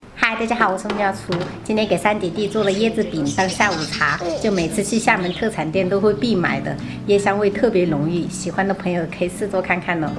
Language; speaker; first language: Chinese; native; Chinese